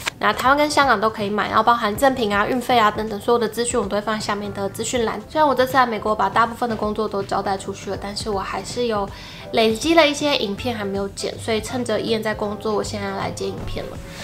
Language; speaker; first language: Chinese; native; Chinese